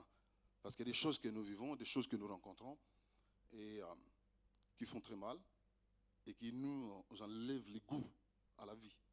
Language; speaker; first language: French; native; French